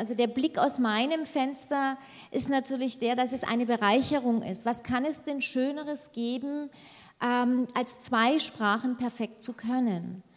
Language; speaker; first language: German; early bilingual, other home language; Turkish